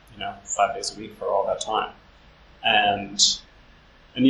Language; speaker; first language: English; native; English